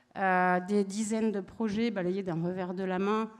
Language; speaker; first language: French; native; French